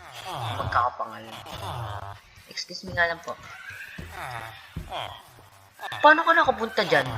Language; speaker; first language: Filipino; native; Filipino